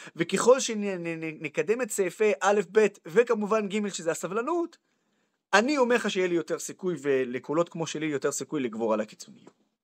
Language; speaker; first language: Hebrew; non-native, local second language; Arabic